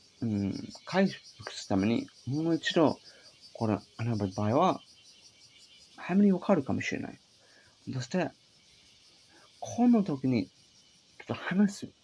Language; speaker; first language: Japanese; non-native, learner; English